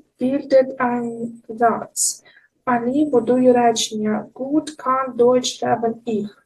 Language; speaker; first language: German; non-native, fluent; Ukrainian